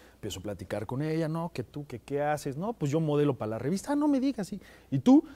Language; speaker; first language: Spanish; native; Spanish